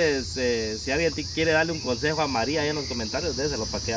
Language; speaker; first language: Spanish; native; Spanish